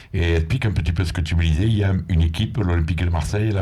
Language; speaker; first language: French; native; French